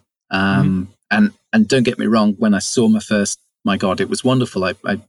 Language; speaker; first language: English; native; English